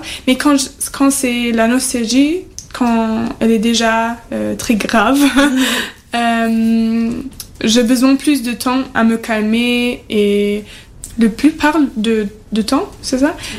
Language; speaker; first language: French; non-native, fluent; German